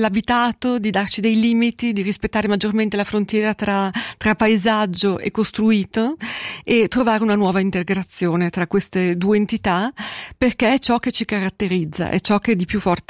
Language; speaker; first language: Italian; native; Italian